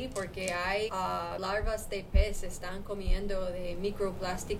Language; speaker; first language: Spanish; non-native, learner; English